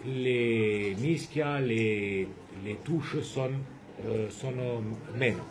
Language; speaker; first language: Italian; non-native, fluent; French